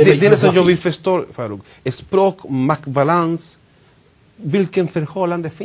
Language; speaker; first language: Swedish; non-native, fluent; Spanish